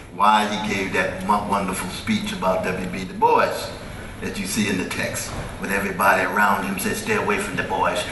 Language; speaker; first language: English; native; English